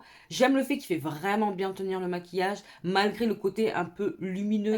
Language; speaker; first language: French; native; French